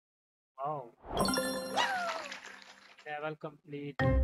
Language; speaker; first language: English; non-native, learner; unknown